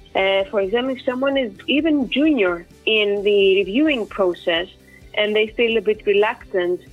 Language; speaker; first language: English; non-native, fluent; Greek